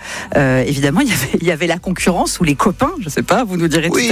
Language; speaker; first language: French; native; French